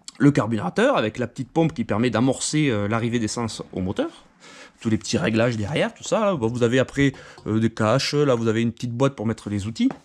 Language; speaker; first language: French; native; French